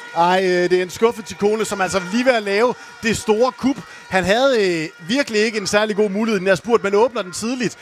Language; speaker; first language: Danish; native; Danish